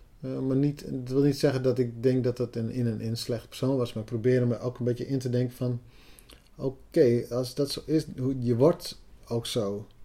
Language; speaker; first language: Dutch; non-native, local second language; Western Frisian